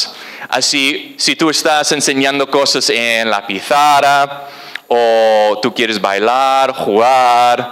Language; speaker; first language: Spanish; non-native, fluent; English